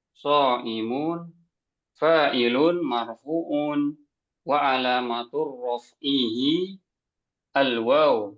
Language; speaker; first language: Arabic; non-native, learner; Indonesian